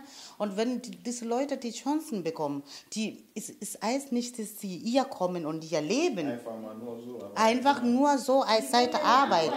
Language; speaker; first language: German; non-native, fluent; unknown